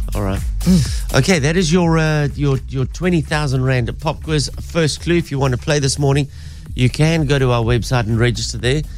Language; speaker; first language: English; native; English